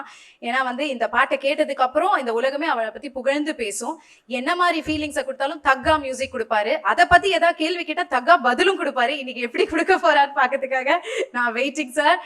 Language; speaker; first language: Tamil; native; Tamil